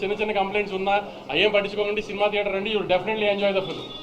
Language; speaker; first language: Telugu; native; Telugu